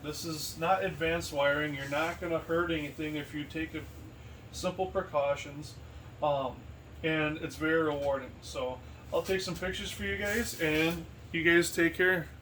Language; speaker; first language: English; native; English